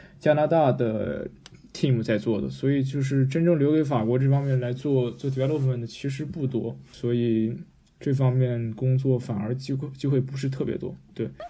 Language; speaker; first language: Chinese; native; Chinese